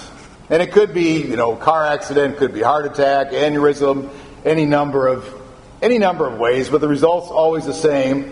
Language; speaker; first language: English; native; English